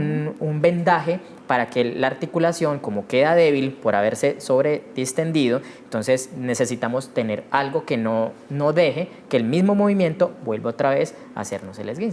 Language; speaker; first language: Spanish; native; Spanish